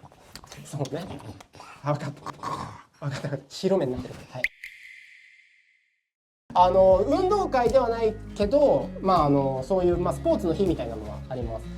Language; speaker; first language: Japanese; native; Japanese